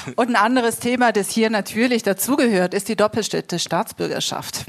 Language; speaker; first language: German; native; German